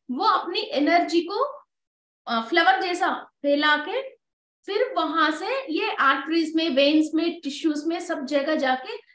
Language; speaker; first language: Hindi; non-native, local second language; Telugu